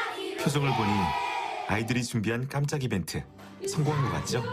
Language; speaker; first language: Korean; native; Korean